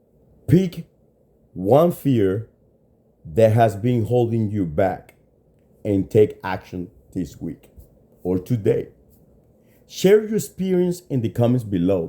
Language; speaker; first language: English; non-native, fluent; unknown